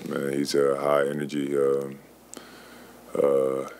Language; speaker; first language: English; native; English